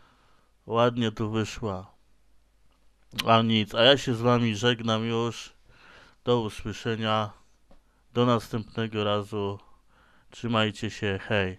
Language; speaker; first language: Polish; native; Polish